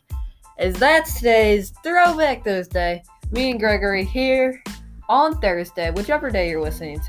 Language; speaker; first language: English; native; English